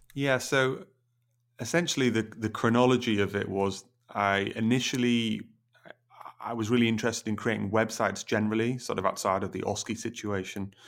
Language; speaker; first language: English; native; English